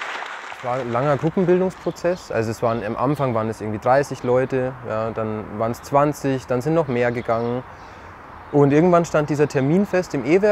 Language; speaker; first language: German; native; German